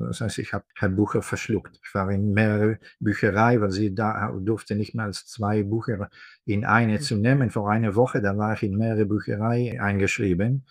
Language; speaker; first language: German; non-native, fluent; Hebrew